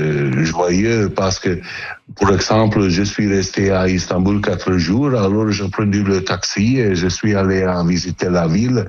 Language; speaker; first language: French; non-native, learner; Italian